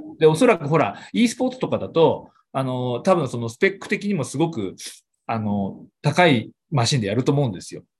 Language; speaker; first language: Japanese; native; Japanese